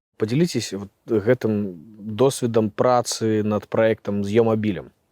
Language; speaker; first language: Belarusian; non-native, local second language; Russian